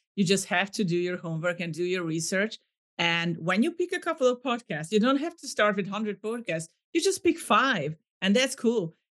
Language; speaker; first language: English; non-native, fluent; Hungarian